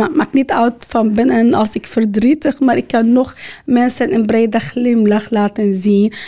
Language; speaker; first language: Dutch; non-native, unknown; Arabic